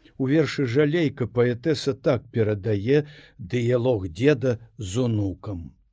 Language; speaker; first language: Belarusian; native; Belarusian